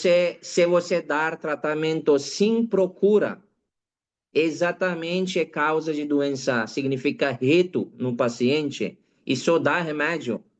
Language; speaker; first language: Portuguese; non-native, learner; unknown